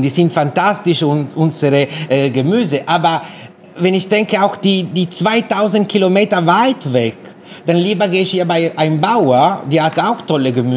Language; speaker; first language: German; non-native, fluent; Italian